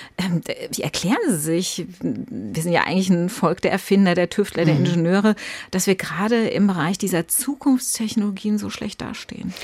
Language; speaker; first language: German; native; German